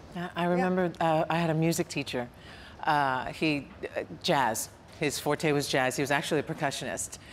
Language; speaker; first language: English; native; English